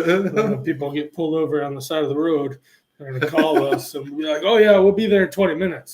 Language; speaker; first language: English; native; English